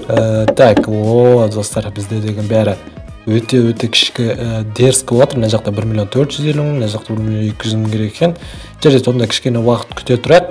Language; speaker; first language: Kazakh; native; Kazakh